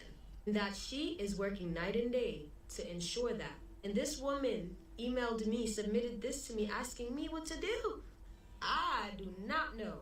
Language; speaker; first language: English; native; English